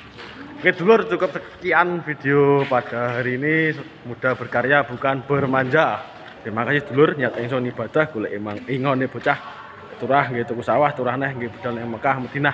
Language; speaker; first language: Indonesian; non-native, local second language; Javanese